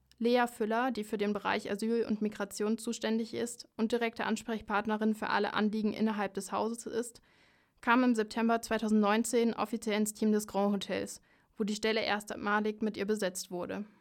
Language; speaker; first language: German; native; German